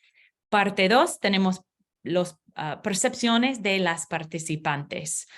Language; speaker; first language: Spanish; non-native, learner; English